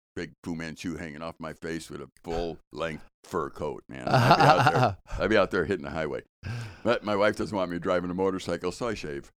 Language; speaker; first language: English; native; English